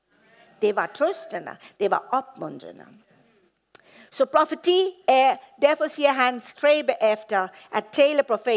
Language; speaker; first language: Danish; non-native, fluent; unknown